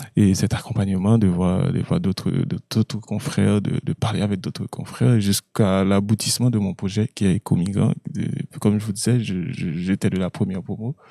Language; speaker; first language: French; non-native, local second language; Haitian Creole